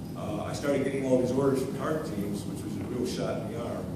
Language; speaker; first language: English; native; English